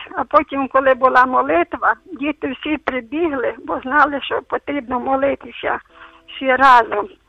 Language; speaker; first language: Ukrainian; native; Ukrainian